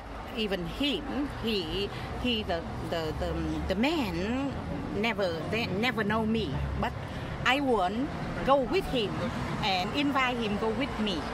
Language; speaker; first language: English; non-native, learner; Vietnamese